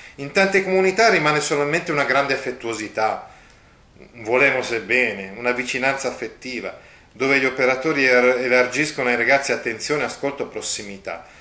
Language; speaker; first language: Italian; native; Italian